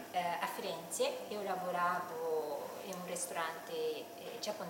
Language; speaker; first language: Italian; non-native, fluent; Japanese